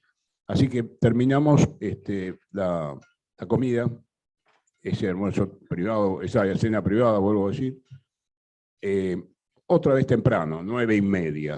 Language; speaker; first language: Spanish; native; Spanish